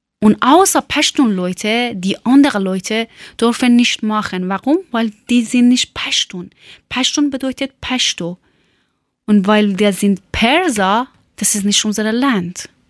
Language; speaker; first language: German; non-native, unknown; Persian